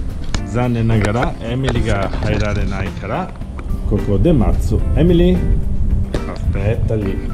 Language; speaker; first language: Japanese; non-native, learner; Italian